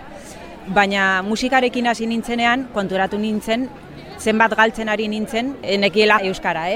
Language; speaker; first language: Basque; non-native, local second language; Spanish